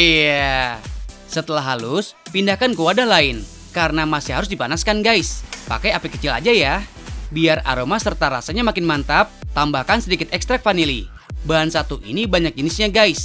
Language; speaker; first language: Indonesian; native; Indonesian